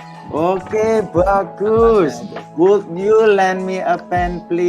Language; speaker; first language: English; non-native, fluent; Indonesian